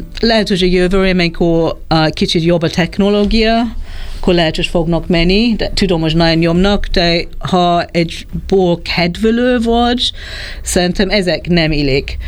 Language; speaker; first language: Hungarian; non-native, fluent; English